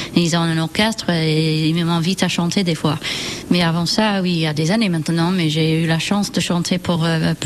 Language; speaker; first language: French; non-native, learner; English